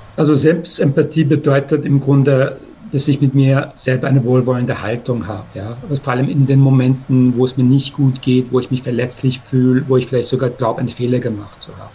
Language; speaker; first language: German; early bilingual, other home language; Persian